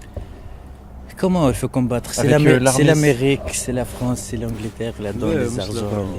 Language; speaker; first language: French; non-native, learner; Arabic